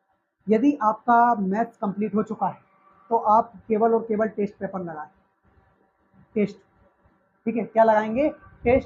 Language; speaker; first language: Hindi; native; Hindi